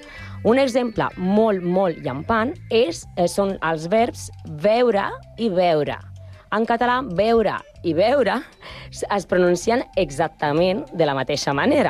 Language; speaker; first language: Catalan; non-native, learner; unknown